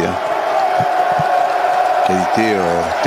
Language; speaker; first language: French; native; French